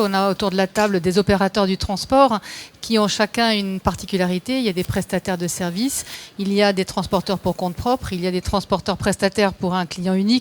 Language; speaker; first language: French; native; French